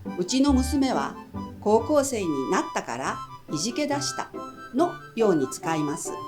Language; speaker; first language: Japanese; native; Japanese